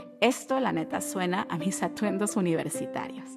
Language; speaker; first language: Spanish; native; Spanish